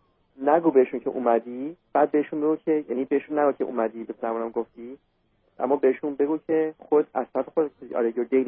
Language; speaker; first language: Persian; early bilingual, heritage; Persian